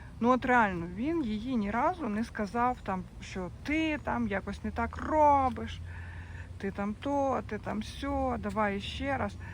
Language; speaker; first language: Ukrainian; native; Ukrainian